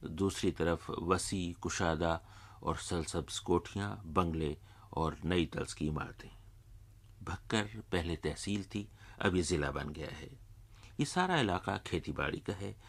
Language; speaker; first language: Urdu; native; Urdu